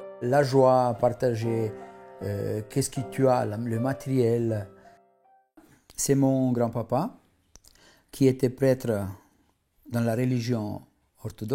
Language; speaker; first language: French; non-native, fluent; Macedonian